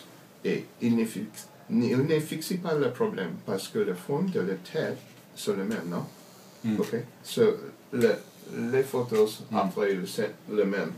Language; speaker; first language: French; non-native, learner; English